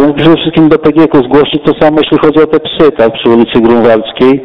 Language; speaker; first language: Polish; native; Polish